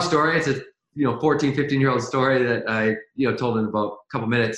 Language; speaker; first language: English; native; English